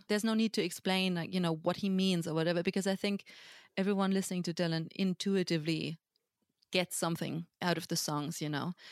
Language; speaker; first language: English; non-native, fluent; German